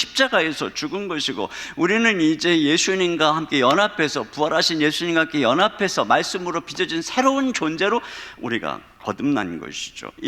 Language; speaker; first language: Korean; native; Korean